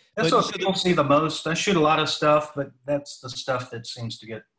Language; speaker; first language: English; native; English